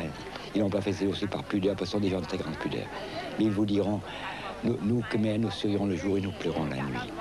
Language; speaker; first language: French; native; French